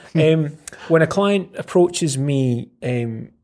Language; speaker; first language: English; native; English